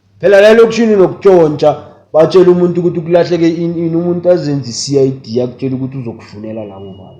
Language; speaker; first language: Zulu; native; Zulu